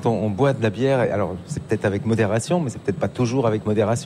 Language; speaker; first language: French; native; French